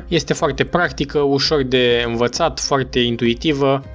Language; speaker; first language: Romanian; native; Romanian